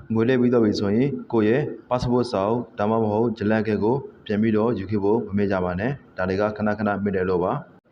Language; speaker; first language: Burmese; native; Burmese